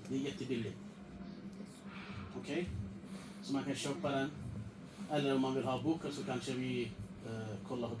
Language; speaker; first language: Swedish; non-native, fluent; Urdu